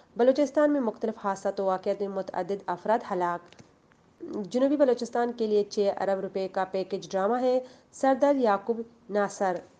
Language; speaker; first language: Urdu; non-native, local second language; Baluchi